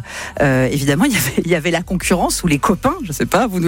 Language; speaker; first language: French; native; French